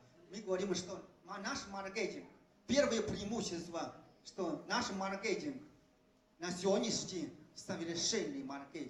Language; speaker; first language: Russian; non-native, fluent; Chinese